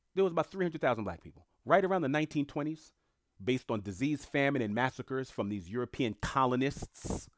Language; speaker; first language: English; early bilingual, other home language; French